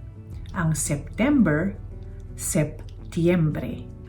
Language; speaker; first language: Spanish; non-native, fluent; Filipino